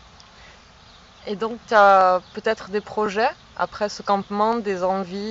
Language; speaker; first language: French; native; French